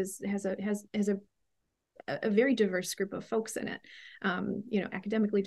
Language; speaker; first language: English; native; English